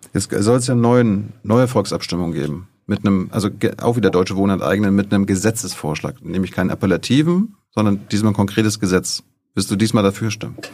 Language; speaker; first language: German; native; German